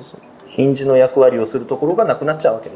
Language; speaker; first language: Japanese; native; Japanese